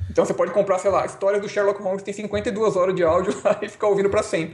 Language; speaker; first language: Portuguese; native; Portuguese